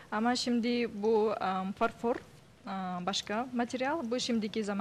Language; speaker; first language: Turkish; non-native, learner; Yakut